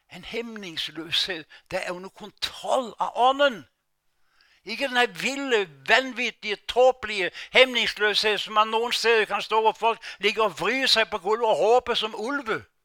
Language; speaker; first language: Danish; non-native, fluent; Norwegian